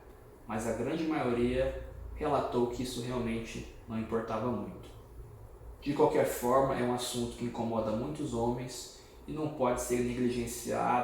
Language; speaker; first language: Portuguese; native; Portuguese